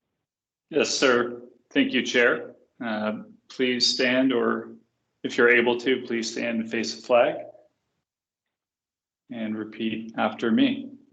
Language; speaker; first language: English; native; English